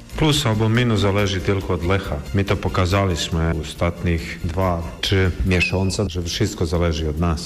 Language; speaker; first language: Polish; non-native, fluent; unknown